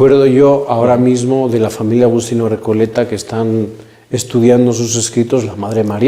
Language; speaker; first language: Spanish; native; Spanish